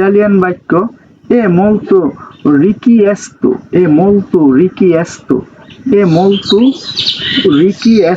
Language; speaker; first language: Italian; non-native, learner; Bangla